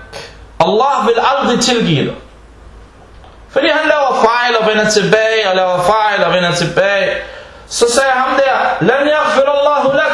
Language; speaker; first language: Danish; early bilingual, other home language; Arabic